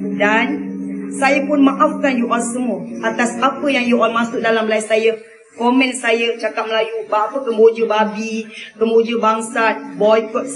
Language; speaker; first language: Malay; early bilingual, other home language; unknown